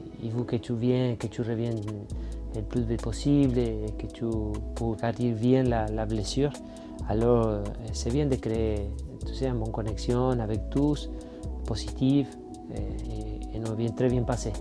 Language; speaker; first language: French; non-native, fluent; Spanish